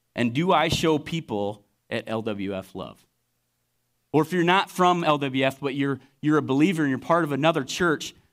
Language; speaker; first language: English; native; English